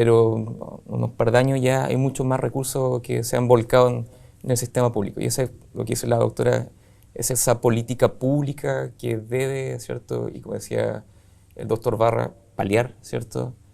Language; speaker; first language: Spanish; native; Spanish